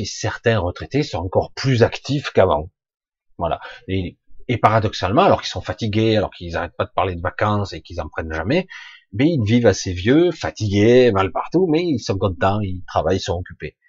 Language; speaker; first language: French; native; French